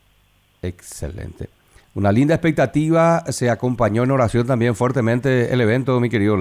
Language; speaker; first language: Spanish; native; Spanish